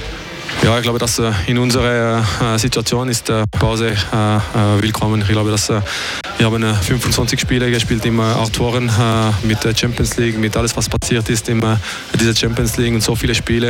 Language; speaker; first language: German; non-native, fluent; French